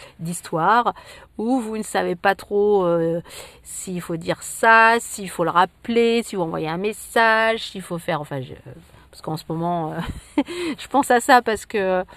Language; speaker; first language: French; native; French